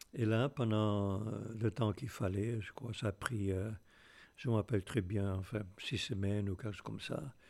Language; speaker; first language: French; non-native, fluent; Afrikaans